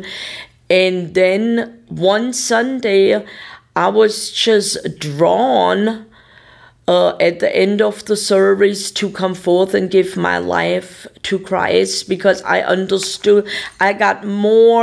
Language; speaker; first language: English; non-native, fluent; German